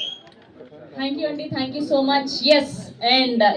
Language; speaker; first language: Telugu; native; Telugu